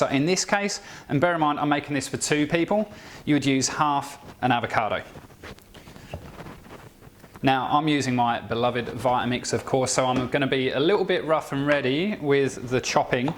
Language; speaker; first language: English; native; English